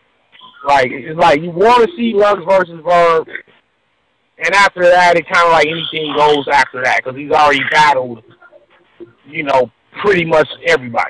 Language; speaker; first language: English; native; English